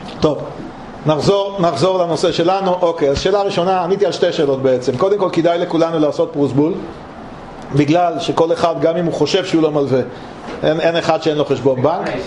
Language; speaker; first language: Hebrew; native; Hebrew